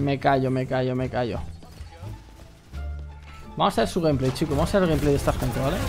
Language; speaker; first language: Spanish; native; Spanish